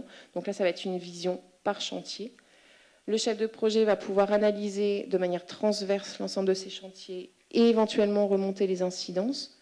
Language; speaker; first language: French; native; French